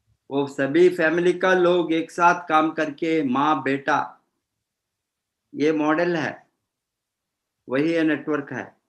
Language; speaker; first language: Hindi; non-native, fluent; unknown